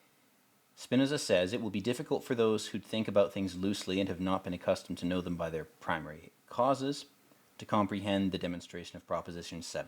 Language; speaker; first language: English; native; English